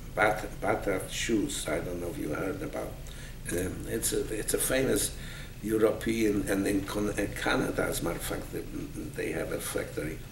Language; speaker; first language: English; non-native, fluent; Polish